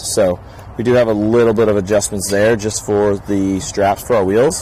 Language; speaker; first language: English; native; English